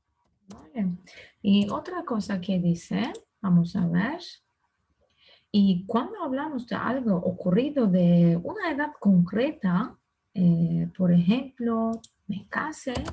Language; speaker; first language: Spanish; non-native, fluent; Turkish